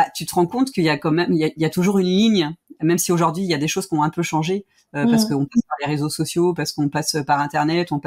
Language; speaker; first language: French; native; French